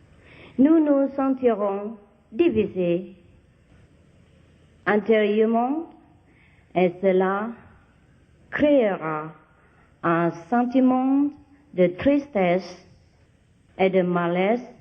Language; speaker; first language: French; non-native, fluent; Vietnamese